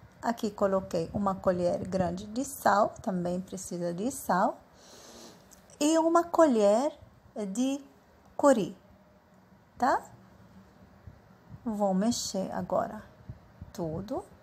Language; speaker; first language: Portuguese; non-native, fluent; Arabic